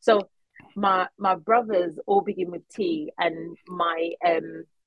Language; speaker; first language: English; native; English